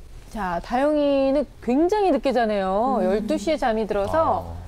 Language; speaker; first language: Korean; native; Korean